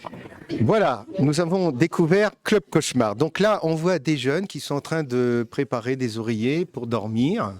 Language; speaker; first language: French; native; French